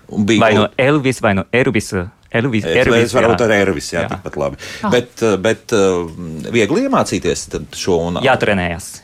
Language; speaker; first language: Latvian; non-native, fluent; Japanese